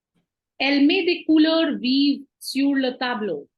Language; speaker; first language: French; non-native, fluent; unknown